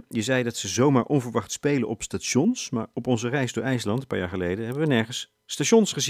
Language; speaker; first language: Dutch; native; Dutch